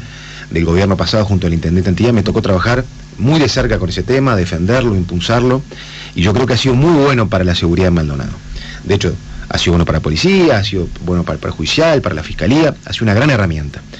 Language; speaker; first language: Spanish; native; Spanish